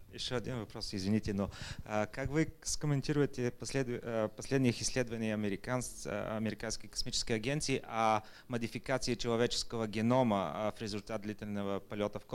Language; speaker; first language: Russian; non-native, fluent; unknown